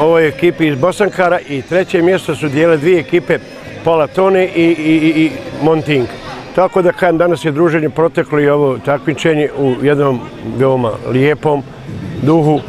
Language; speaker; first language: Bosnian; native; Bosnian